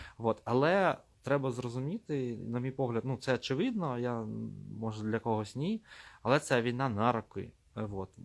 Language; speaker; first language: Ukrainian; non-native, local second language; Russian